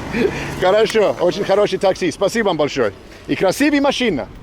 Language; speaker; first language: Russian; non-native, learner; English